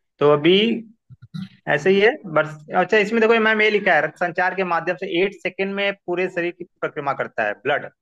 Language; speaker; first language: Hindi; non-native, local second language; Marathi